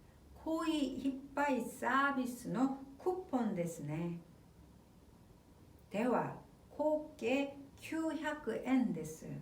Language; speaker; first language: Japanese; non-native, fluent; Korean